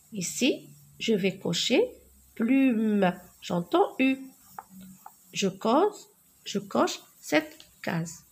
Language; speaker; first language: French; non-native, local second language; Arabic